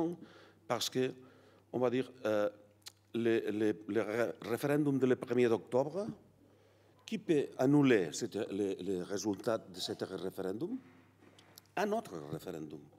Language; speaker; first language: French; non-native, learner; Catalan